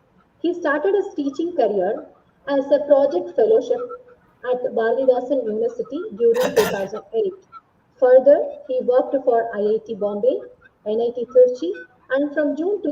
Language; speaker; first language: English; non-native, local second language; Tamil